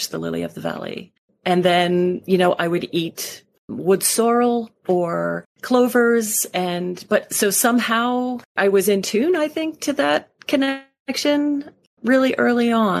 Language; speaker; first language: English; native; English